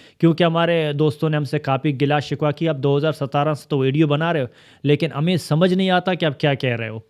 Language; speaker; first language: Urdu; non-native, local second language; Baluchi